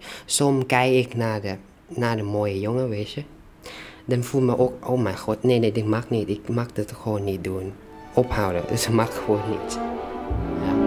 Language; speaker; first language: Dutch; non-native, learner; Thai